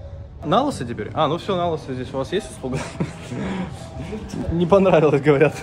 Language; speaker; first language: Russian; native; Russian